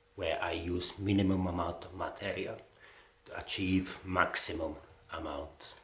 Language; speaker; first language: English; non-native, fluent; Finnish